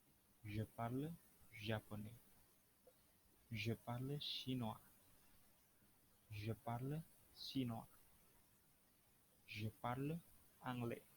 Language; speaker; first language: French; non-native, fluent; Indonesian